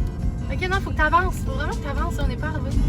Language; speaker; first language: French; native; French